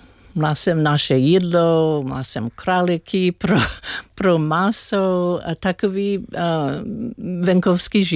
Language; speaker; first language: Czech; non-native, learner; English